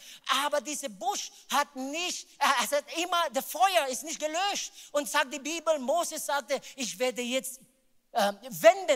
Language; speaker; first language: German; non-native, learner; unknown